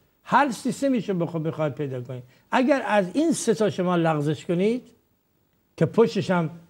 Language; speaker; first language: Persian; native; Persian